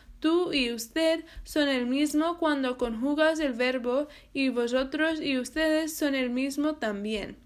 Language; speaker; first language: Spanish; non-native, fluent; English